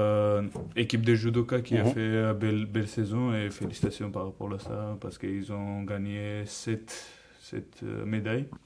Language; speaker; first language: French; non-native, learner; Georgian